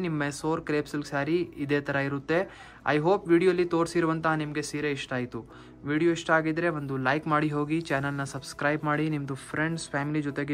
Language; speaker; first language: Kannada; native; Kannada